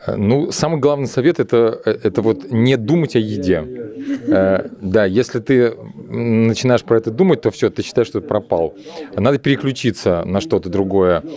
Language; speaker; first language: Russian; native; Russian